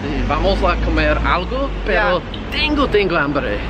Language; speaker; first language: Spanish; non-native, learner; English